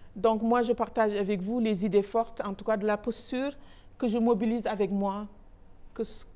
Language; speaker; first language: French; non-native, local second language; Wolof